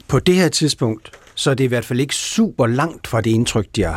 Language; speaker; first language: Danish; native; Danish